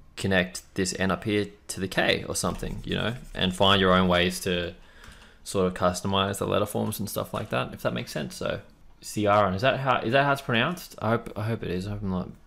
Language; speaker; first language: English; native; English